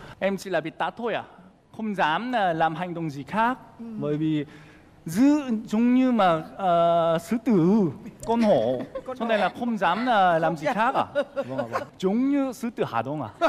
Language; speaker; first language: Vietnamese; non-native, fluent; Korean